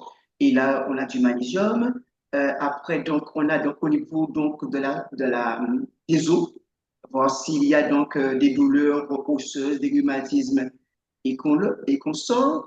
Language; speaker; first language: French; native; French